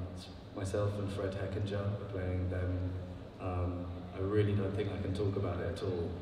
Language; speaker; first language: English; native; English